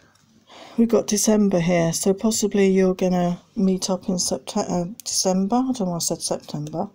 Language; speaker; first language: English; native; English